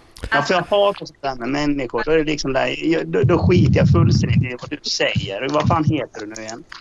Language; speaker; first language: Swedish; native; Swedish